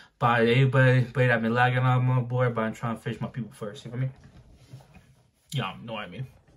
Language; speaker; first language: English; early bilingual, other home language; Spanish